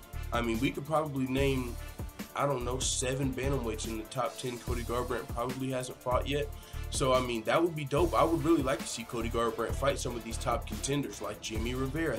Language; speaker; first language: English; native; English